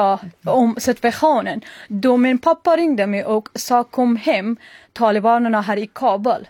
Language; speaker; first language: Swedish; non-native, learner; Persian